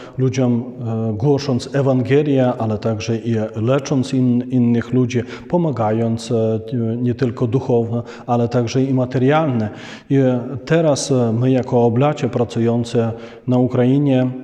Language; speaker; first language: Polish; non-native, fluent; Ukrainian